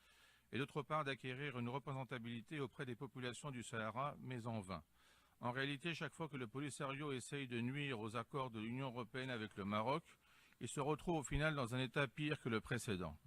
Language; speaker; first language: French; non-native, fluent; Greek